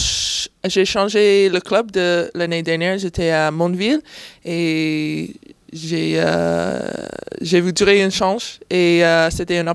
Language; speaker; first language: French; non-native, learner; English